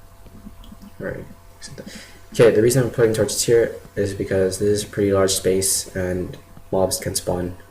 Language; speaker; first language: English; native; English